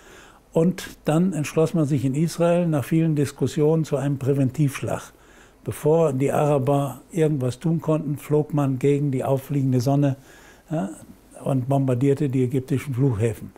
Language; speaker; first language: German; native; German